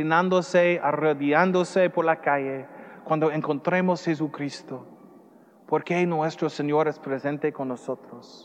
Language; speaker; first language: Spanish; non-native, learner; English